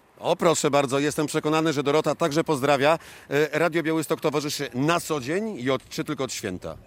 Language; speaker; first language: Polish; native; Polish